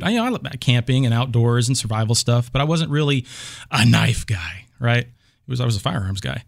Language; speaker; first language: English; native; English